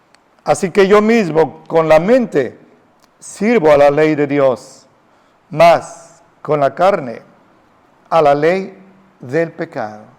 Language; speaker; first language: Spanish; native; Spanish